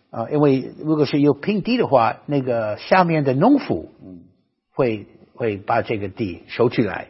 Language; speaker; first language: Chinese; non-native, fluent; English